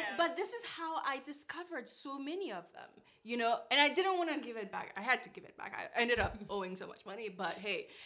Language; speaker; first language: English; non-native, fluent; Haitian Creole